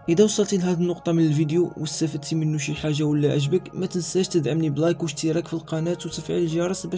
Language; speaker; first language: Arabic; native; Arabic